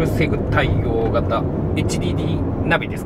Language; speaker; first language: Japanese; native; Japanese